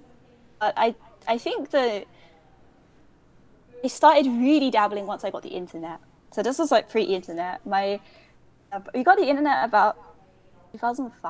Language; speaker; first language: English; native; English